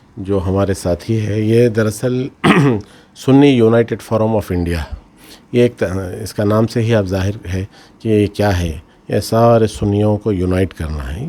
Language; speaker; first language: Urdu; native; Urdu